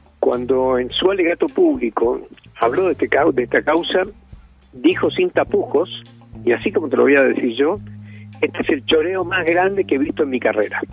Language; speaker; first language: Spanish; native; Spanish